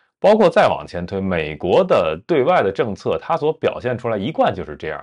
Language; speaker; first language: Chinese; native; Chinese